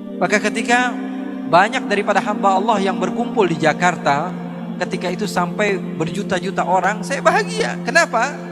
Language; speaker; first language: Indonesian; native; Indonesian